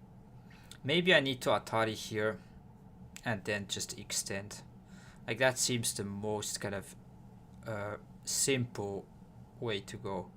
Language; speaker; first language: English; non-native, fluent; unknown